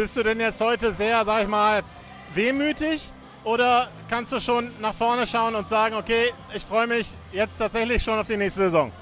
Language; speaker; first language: German; native; German